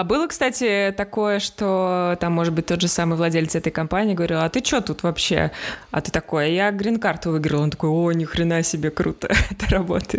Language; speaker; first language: Russian; native; Russian